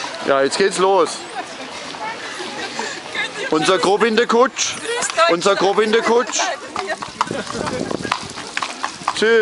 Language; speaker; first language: German; native; German